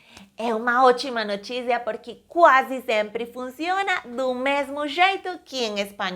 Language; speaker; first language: Portuguese; non-native, fluent; Spanish